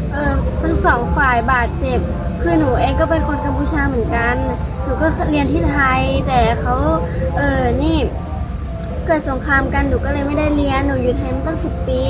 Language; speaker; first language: Thai; non-native, fluent; Khmer